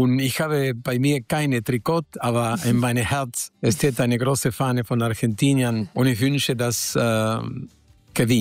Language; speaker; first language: German; non-native, learner; Spanish